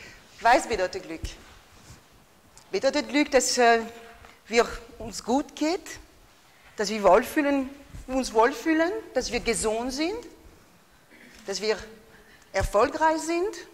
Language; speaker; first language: German; non-native, fluent; French